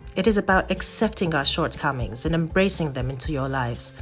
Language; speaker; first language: English; non-native, fluent; Maltese